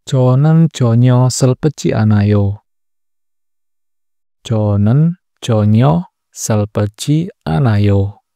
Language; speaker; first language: Korean; non-native, learner; Indonesian